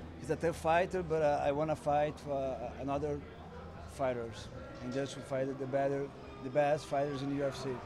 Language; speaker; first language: English; non-native, learner; Portuguese